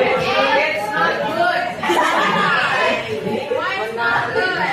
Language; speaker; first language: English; non-native, learner; Indonesian